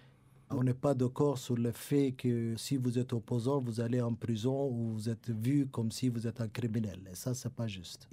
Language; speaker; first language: French; non-native, local second language; Somali